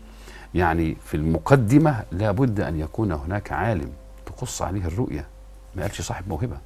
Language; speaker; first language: Arabic; native; Arabic